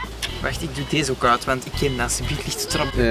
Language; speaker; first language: Dutch; native; Dutch